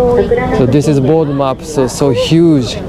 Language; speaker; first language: English; non-native, learner; Japanese